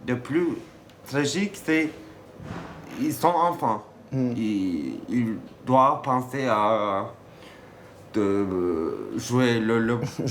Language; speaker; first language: French; non-native, fluent; Turkish